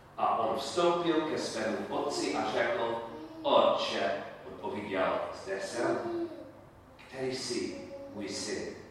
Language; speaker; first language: Czech; non-native, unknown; English